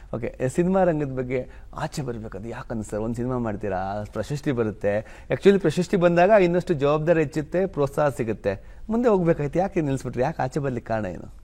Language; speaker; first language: Kannada; native; Kannada